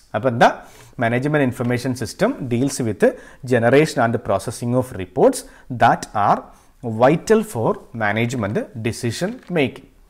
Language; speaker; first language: English; non-native, local second language; Malayalam